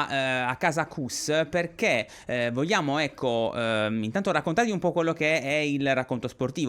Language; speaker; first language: Italian; native; Italian